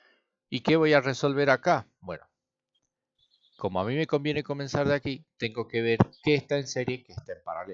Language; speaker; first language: Spanish; native; Spanish